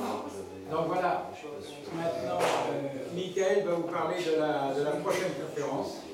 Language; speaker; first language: French; native; French